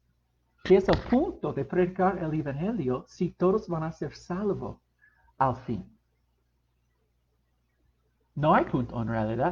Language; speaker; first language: Spanish; non-native, fluent; English